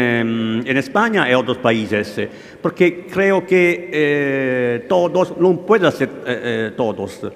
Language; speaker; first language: Spanish; non-native, learner; Italian